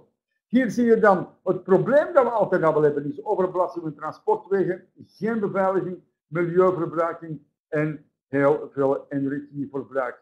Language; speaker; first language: Dutch; native; Dutch